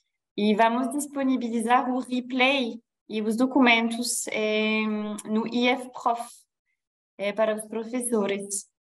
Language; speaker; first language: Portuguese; non-native, fluent; French